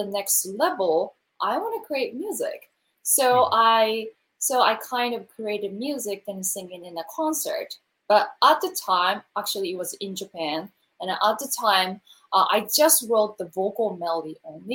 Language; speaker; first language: English; non-native, learner; Japanese